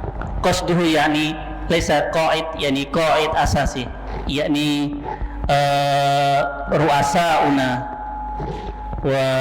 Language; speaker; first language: Arabic; non-native, learner; Indonesian